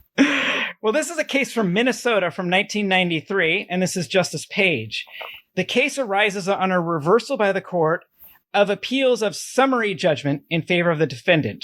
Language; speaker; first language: English; native; English